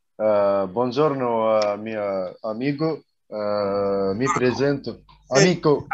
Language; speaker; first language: Italian; non-native, fluent; Arabic